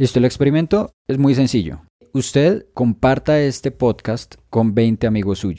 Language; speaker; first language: Spanish; native; Spanish